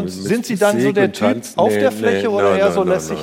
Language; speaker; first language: German; native; German